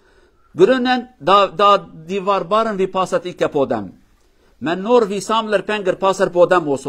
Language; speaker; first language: Swedish; non-native, learner; Kurdish